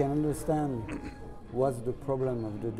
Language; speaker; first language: English; non-native, learner; French